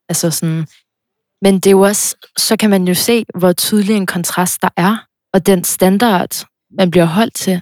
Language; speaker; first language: Danish; early bilingual, other home language; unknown